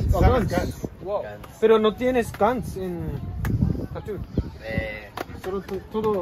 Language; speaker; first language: Spanish; non-native, learner; Japanese